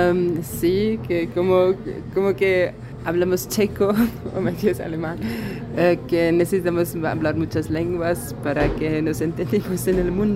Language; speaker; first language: Spanish; non-native, fluent; Czech